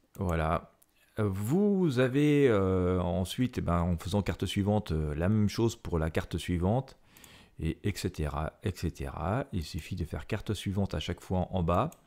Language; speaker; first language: French; native; French